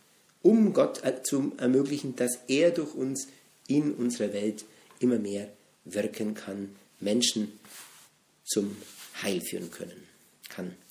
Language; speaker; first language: German; native; German